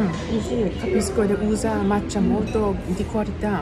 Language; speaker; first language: Italian; non-native, learner; Japanese